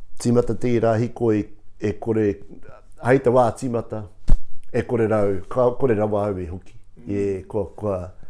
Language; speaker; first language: Māori; non-native, local second language; English